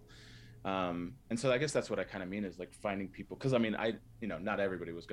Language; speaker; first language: English; native; English